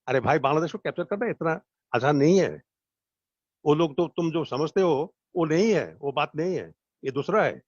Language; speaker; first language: Hindi; non-native, learner; Bangla